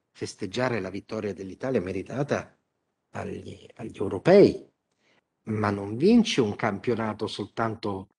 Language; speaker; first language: Italian; native; Italian